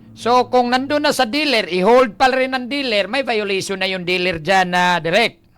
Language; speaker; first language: Filipino; non-native, local second language; Cebuano